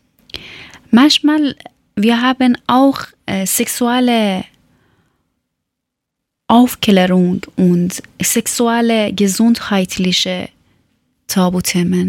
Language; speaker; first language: German; non-native, learner; Persian